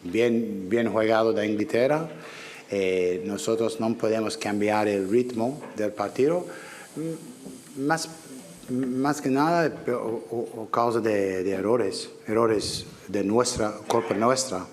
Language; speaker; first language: Spanish; non-native, learner; English